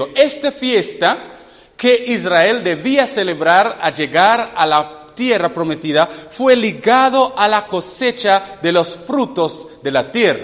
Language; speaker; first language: Spanish; non-native, fluent; English